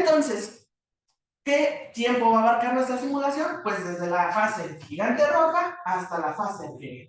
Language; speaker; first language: Spanish; native; Spanish